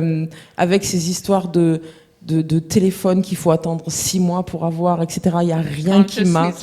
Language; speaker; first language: French; native; French